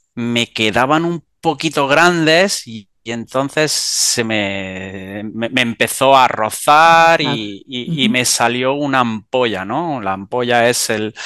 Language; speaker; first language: Spanish; native; Spanish